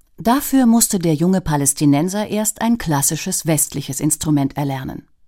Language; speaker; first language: German; native; German